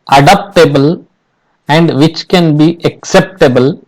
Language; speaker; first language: English; non-native, local second language; Kannada